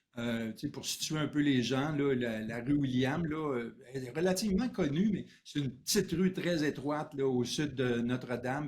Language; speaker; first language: French; native; French